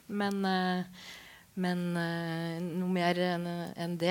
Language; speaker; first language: Norwegian; native; Norwegian